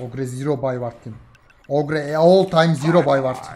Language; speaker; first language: English; non-native, learner; Turkish